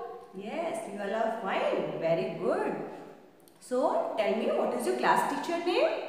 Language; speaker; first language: English; non-native, local second language; Hindi